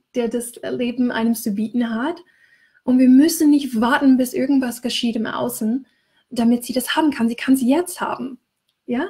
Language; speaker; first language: German; non-native, fluent; English